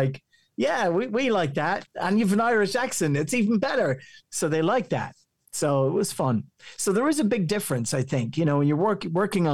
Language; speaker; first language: English; native; English